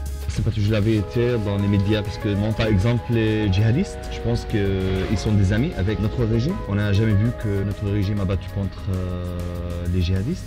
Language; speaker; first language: French; non-native, fluent; Arabic